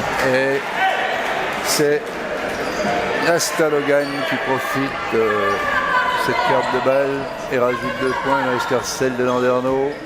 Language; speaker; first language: French; native; French